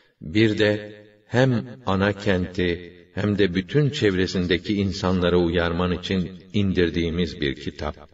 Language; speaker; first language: Turkish; native; Turkish